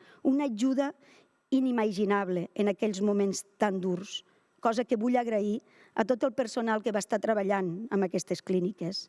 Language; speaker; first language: Catalan; native; Catalan